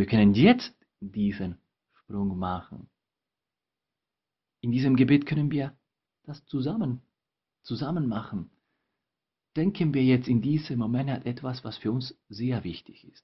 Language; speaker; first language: German; non-native, fluent; Spanish